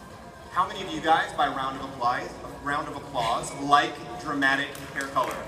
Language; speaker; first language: English; native; English